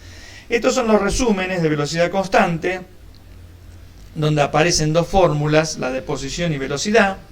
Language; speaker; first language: Spanish; native; Spanish